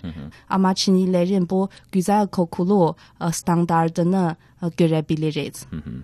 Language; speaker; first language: Turkish; non-native, fluent; Chinese